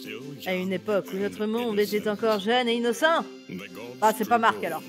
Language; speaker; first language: French; native; French